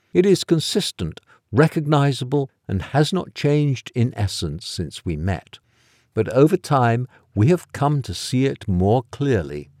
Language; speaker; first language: English; native; English